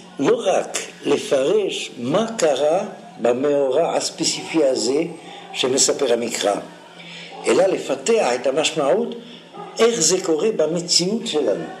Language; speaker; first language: Hebrew; non-native, fluent; French